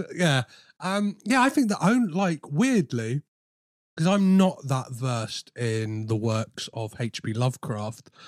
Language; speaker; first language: English; early bilingual, other home language; Greek